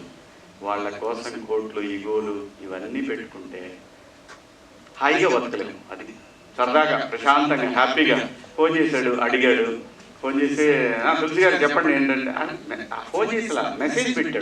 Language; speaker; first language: Telugu; native; Telugu